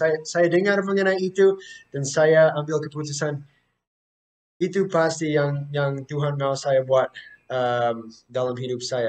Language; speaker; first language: Indonesian; non-native, fluent; English